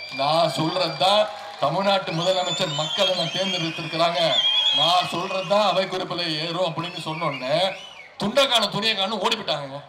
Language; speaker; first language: Tamil; native; Tamil